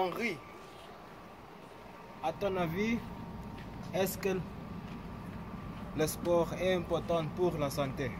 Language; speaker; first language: French; non-native, learner; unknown